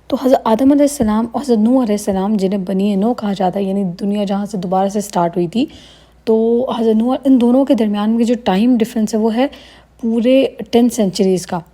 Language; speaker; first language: Urdu; native; Urdu